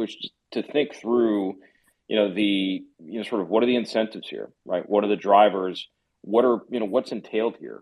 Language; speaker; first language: English; native; English